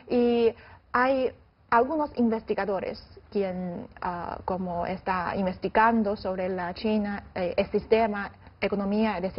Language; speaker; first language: Spanish; non-native, fluent; Chinese